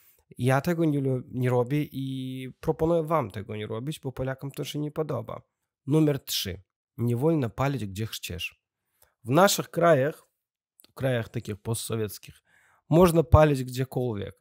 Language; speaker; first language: Polish; non-native, learner; Russian